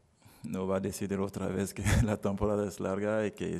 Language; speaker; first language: Spanish; non-native, learner; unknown